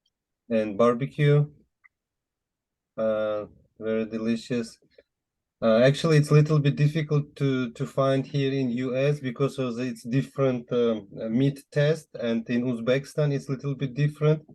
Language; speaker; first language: English; non-native, fluent; Uzbek